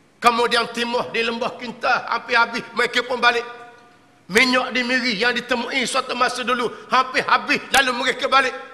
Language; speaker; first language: Malay; native; Malay